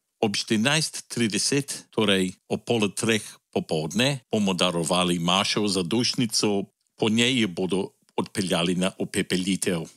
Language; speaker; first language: Slovenian; early bilingual, heritage; Slovenian